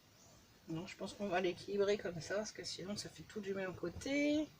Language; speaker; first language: French; native; French